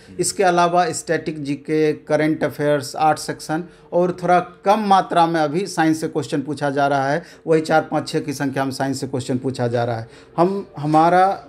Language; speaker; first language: Hindi; native; Hindi